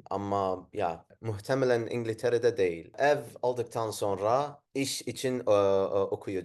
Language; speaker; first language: Turkish; non-native, learner; Arabic